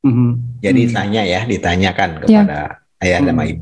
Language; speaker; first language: Indonesian; native; Indonesian